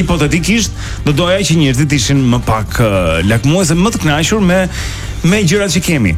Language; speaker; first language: Albanian; native; Albanian